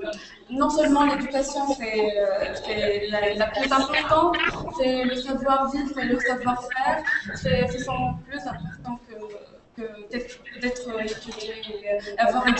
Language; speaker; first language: French; non-native, local second language; Arabic